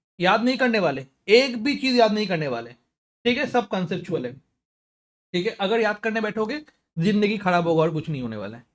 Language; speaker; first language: Hindi; non-native, local second language; Bangla